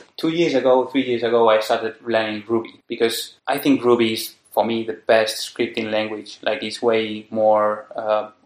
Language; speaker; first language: English; non-native, fluent; Spanish